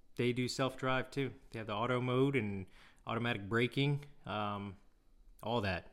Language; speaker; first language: English; non-native, fluent; Korean